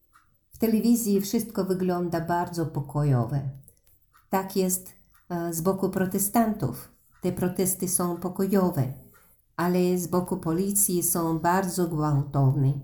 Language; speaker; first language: Polish; non-native, learner; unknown